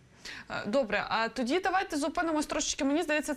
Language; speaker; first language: Ukrainian; native; Ukrainian